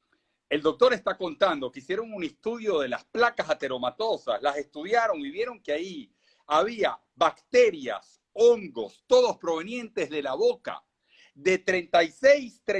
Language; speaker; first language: Spanish; native; Spanish